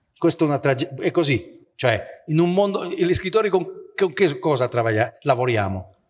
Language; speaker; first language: Italian; non-native, fluent; Spanish